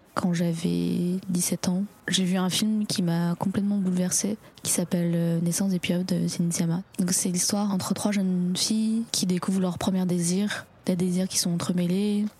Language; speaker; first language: French; early bilingual, other home language; Chinese